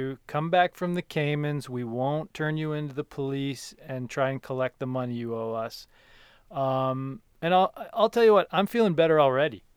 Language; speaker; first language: English; native; English